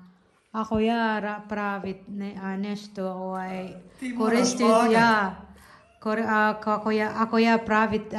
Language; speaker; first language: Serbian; non-native, learner; Filipino